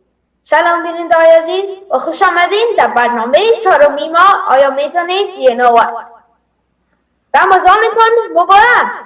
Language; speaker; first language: Persian; early bilingual, heritage; Persian